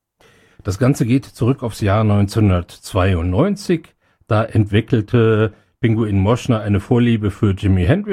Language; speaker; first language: German; native; German